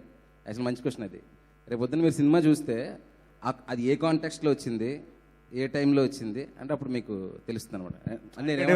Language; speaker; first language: Telugu; native; Telugu